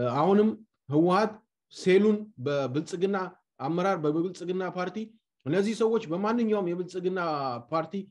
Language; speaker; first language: Amharic; non-native, local second language; Tigrinya